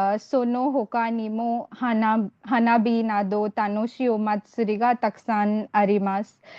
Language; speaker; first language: Japanese; non-native, learner; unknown